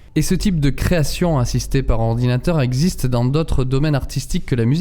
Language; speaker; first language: French; native; French